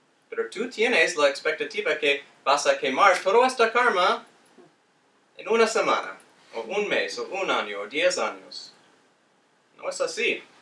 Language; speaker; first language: Spanish; non-native, fluent; English